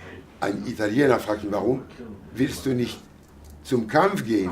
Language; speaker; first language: German; non-native, fluent; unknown